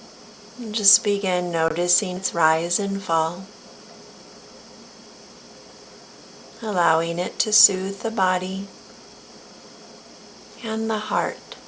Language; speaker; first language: English; native; English